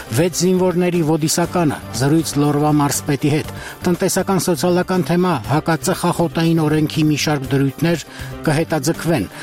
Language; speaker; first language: Armenian; native; Armenian